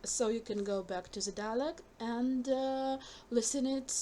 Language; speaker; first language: English; non-native, fluent; Ukrainian